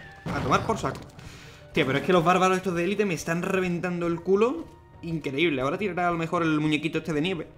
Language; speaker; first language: Spanish; native; Spanish